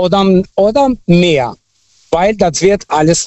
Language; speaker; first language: German; early bilingual, other home language; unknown